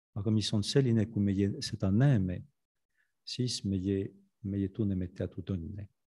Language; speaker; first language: Estonian; non-native, fluent; French